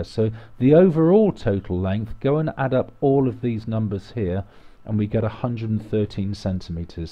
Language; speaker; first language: English; native; English